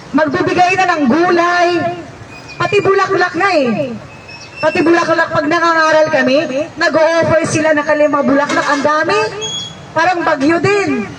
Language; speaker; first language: Filipino; non-native, local second language; Hiligaynon